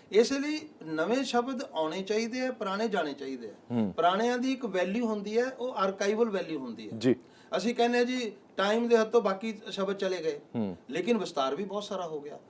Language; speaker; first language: Punjabi; native; Punjabi